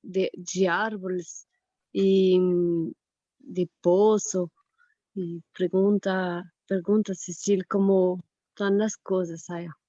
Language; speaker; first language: Portuguese; non-native, fluent; French